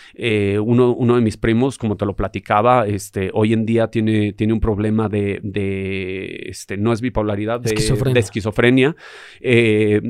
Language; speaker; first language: Spanish; native; Spanish